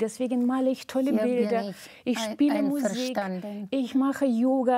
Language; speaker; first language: German; non-native, fluent; Russian